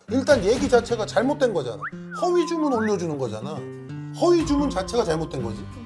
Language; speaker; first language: Korean; native; Korean